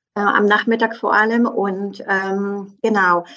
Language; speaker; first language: German; non-native, fluent; Polish